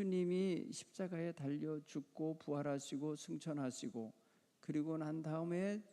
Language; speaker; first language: Korean; native; Korean